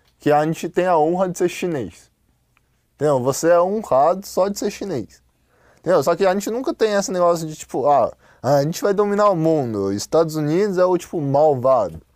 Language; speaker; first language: Portuguese; non-native, fluent; Chinese